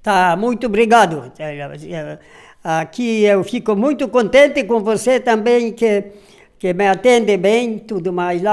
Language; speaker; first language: Portuguese; non-native, local second language; Polish